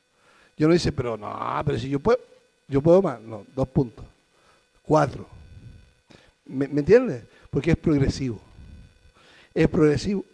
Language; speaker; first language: Spanish; native; Spanish